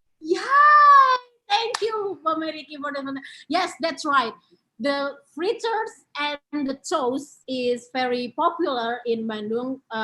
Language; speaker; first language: English; non-native, fluent; Indonesian